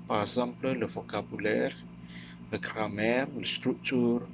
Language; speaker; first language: French; non-native, learner; Chinese